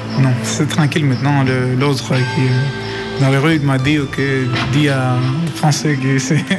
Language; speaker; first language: French; non-native, learner; Greek